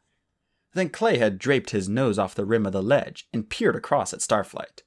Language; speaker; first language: English; native; English